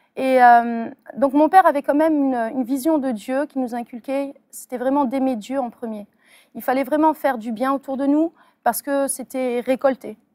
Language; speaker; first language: French; early bilingual, other home language; Arabic